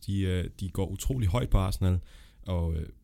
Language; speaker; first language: Danish; native; Danish